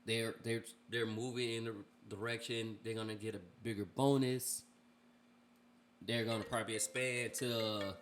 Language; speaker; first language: English; native; English